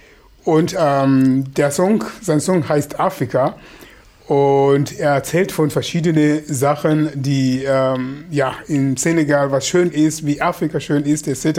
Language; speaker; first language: German; non-native, fluent; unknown